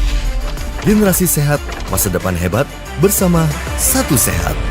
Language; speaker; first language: Indonesian; native; Indonesian